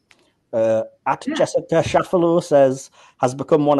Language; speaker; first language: English; native; English